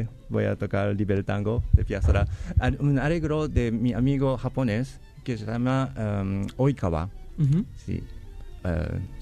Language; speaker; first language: Spanish; non-native, learner; Japanese